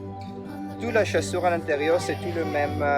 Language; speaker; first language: French; non-native, fluent; Spanish